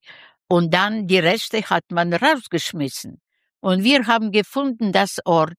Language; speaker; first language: German; non-native, learner; Russian